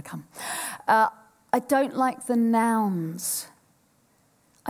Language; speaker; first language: English; native; English